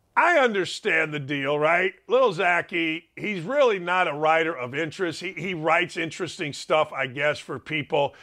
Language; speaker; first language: English; early bilingual, other home language; Serbian